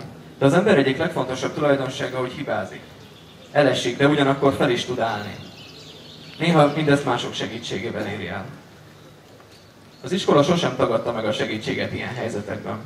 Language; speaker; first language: Hungarian; native; Hungarian